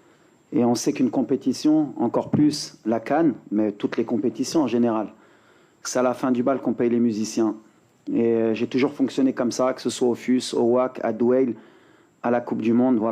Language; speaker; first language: French; native; French